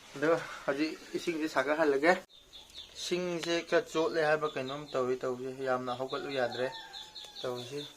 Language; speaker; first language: Manipuri; non-native, local second language; Rongmei Naga